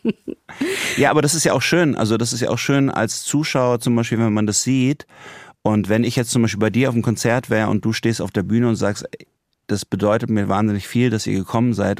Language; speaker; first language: German; native; German